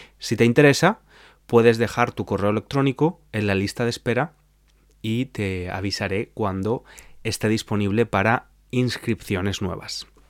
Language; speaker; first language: Spanish; native; Spanish